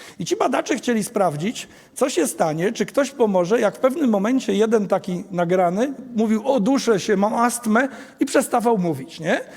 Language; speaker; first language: Polish; native; Polish